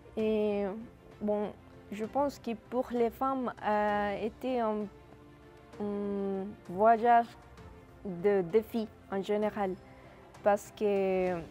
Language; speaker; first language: French; non-native, fluent; Spanish